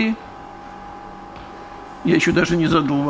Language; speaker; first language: Russian; native; Russian